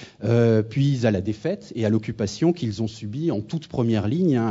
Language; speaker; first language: French; native; French